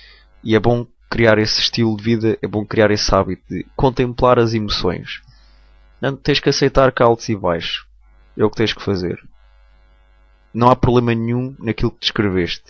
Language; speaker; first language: Portuguese; native; Portuguese